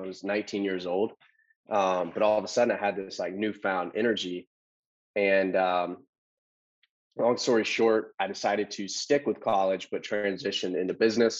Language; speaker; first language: English; native; English